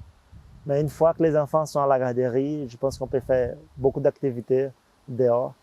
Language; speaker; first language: French; non-native, fluent; Portuguese